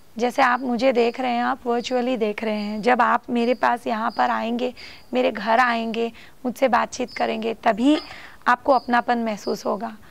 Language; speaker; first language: Hindi; non-native, local second language; Marathi